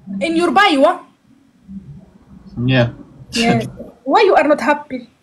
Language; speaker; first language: English; non-native, learner; Arabic